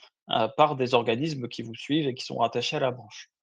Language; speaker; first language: French; native; French